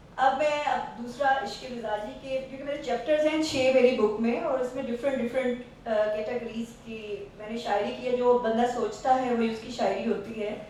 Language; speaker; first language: Urdu; non-native, local second language; Saraiki